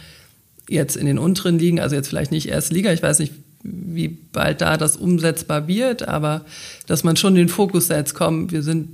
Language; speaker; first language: German; native; German